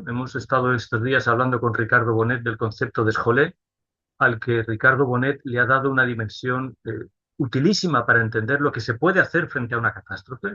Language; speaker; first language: Spanish; native; Spanish